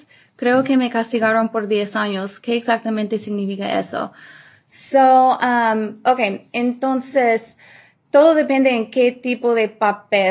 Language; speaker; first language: Spanish; early bilingual, other home language; English